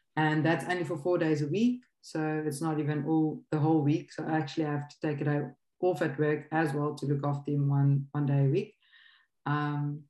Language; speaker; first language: English; non-native, local second language; Afrikaans